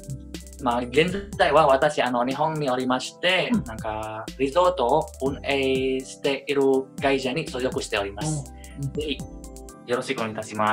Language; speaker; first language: Japanese; non-native, fluent; Indonesian